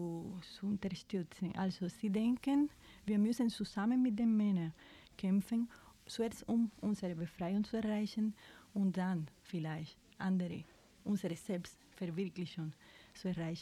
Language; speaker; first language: German; non-native, fluent; Spanish